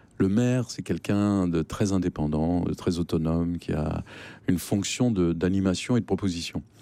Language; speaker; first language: French; native; French